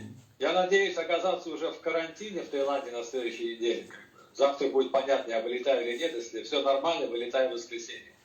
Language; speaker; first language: Russian; native; Russian